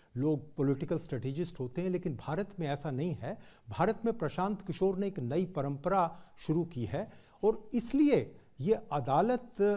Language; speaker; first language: Hindi; native; Hindi